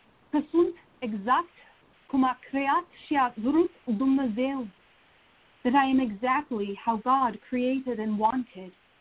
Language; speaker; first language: Romanian; early bilingual, heritage; Romanian